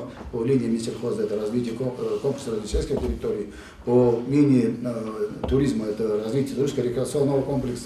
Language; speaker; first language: Russian; non-native, local second language; Avaric